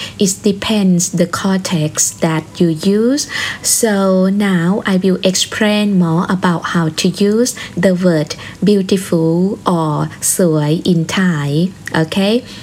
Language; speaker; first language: English; non-native, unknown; Thai